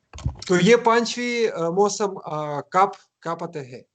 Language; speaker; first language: Hindi; non-native, learner; Russian